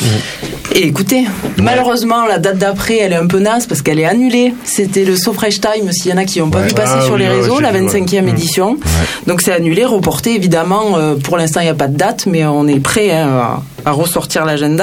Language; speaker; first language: French; native; French